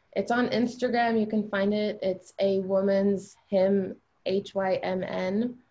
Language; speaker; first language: English; early bilingual, other home language; Albanian